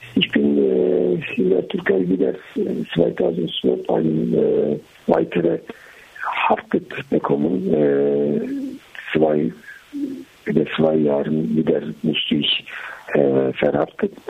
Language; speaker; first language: German; non-native, learner; Turkish